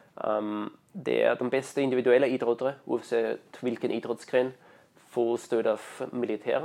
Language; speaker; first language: Swedish; non-native, fluent; German